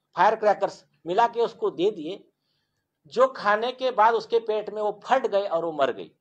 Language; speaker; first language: Hindi; non-native, local second language; Marathi